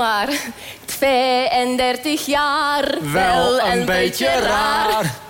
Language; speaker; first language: Dutch; non-native, learner; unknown